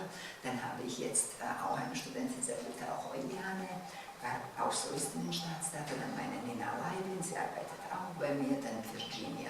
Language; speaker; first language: German; non-native, fluent; Bosnian